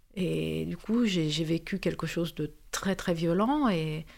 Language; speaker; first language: French; non-native, fluent; Romanian